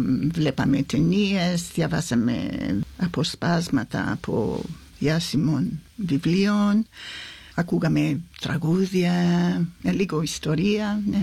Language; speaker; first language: Greek; non-native, fluent; English